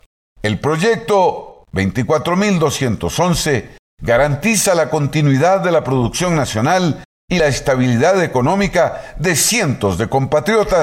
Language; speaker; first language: Spanish; native; Spanish